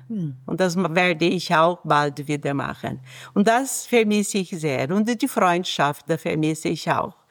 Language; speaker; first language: German; non-native, fluent; Portuguese